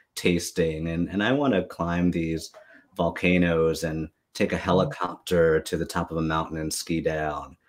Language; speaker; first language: English; native; English